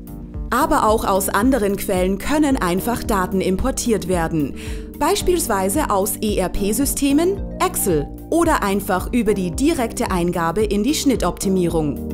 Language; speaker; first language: German; native; German